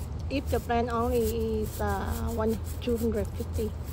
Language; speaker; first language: English; non-native, learner; Vietnamese